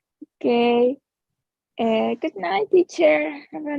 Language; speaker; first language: English; non-native, learner; Spanish